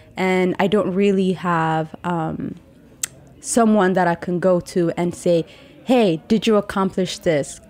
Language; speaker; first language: English; non-native, fluent; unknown